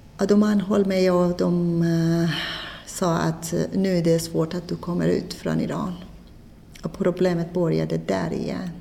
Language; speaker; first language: Swedish; non-native, fluent; Persian